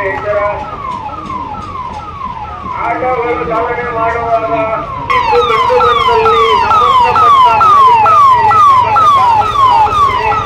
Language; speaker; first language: Kannada; native; Kannada